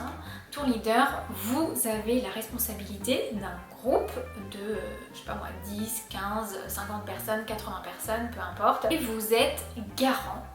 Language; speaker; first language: French; native; French